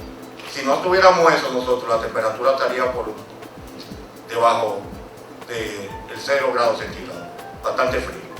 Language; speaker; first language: Spanish; native; Spanish